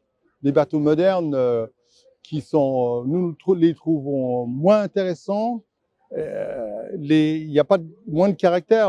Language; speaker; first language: French; non-native, fluent; English